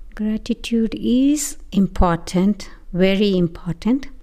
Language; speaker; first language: English; non-native, local second language; Tamil